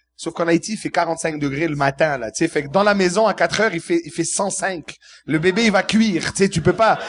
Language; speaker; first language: French; early bilingual, other home language; Arabic